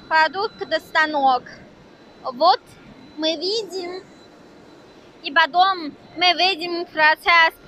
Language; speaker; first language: Russian; non-native, learner; Chinese